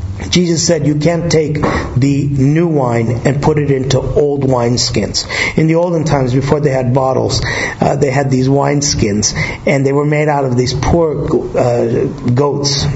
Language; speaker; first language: English; native; English